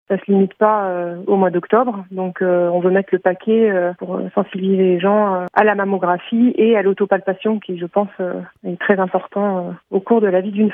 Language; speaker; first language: French; native; French